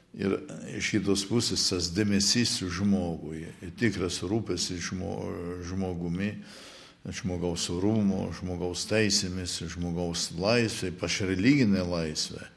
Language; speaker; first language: Lithuanian; early bilingual, heritage; Lithuanian